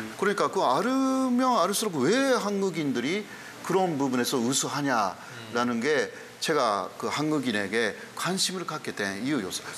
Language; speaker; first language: Korean; non-native, fluent; Japanese